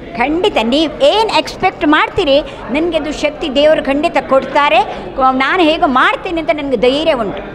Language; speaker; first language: Kannada; non-native, local second language; Konkani